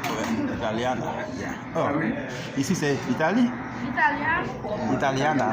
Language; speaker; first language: French; non-native, learner; Haitian Creole